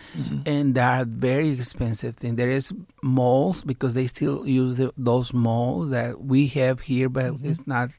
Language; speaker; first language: English; non-native, fluent; Spanish